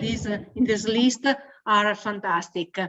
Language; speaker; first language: English; non-native, learner; Italian